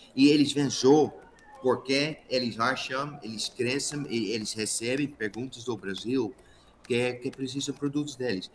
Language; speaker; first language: Portuguese; non-native, fluent; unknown